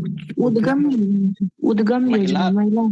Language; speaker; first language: Hindi; native; Hindi